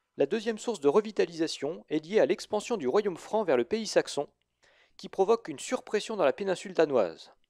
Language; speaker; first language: French; native; French